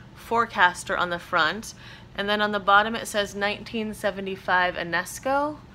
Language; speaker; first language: English; native; English